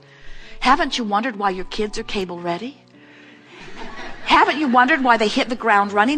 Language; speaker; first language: English; native; English